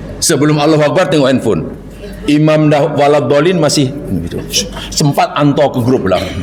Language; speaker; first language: Malay; native; Malay